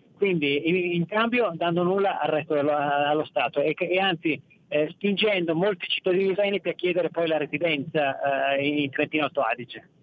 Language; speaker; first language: Italian; native; Italian